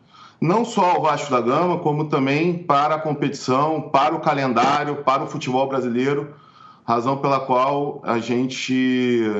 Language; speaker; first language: Portuguese; native; Portuguese